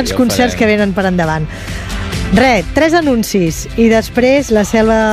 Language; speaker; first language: Catalan; native; Catalan